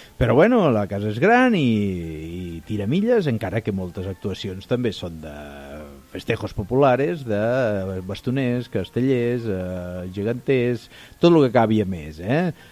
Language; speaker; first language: Catalan; native; Catalan